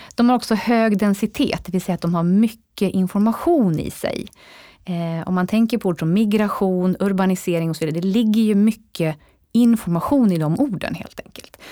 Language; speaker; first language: Swedish; native; Swedish